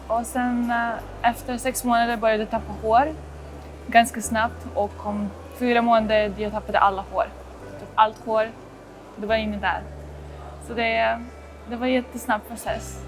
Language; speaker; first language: Swedish; non-native, fluent; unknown